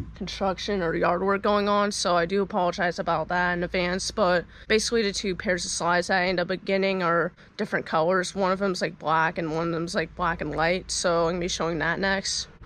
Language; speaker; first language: English; native; English